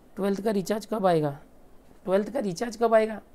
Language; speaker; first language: Hindi; native; Hindi